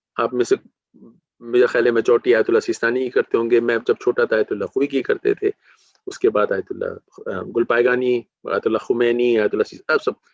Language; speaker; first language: Urdu; native; Urdu